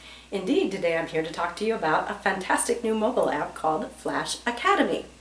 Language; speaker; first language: English; native; English